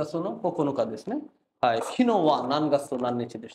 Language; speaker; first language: Japanese; non-native, fluent; Bangla